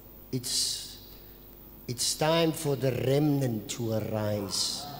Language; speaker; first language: English; non-native, local second language; Afrikaans